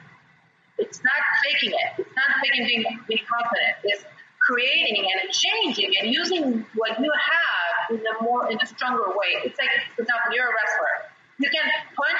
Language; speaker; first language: English; non-native, fluent; Spanish